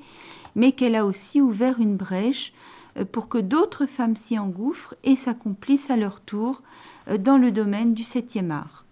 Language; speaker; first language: French; native; French